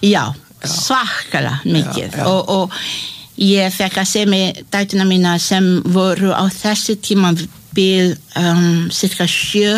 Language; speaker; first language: Icelandic; non-native, learner; Malay